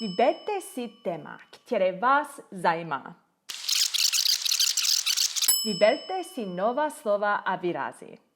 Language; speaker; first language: Czech; non-native, learner; English